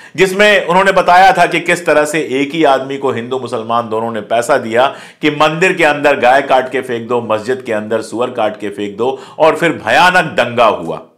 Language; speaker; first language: Hindi; native; Hindi